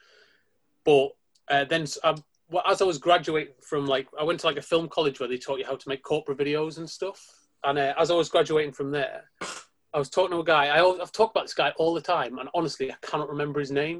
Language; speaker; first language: English; native; English